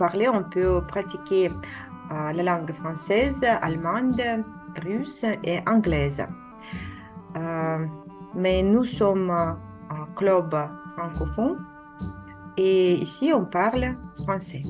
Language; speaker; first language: French; non-native, fluent; Russian